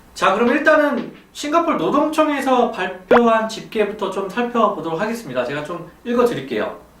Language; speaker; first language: Korean; native; Korean